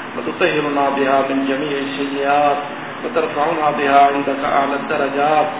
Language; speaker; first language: Urdu; non-native, local second language; Saraiki